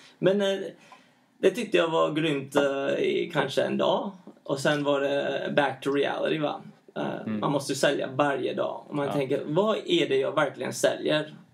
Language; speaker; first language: Swedish; early bilingual, heritage; Swedish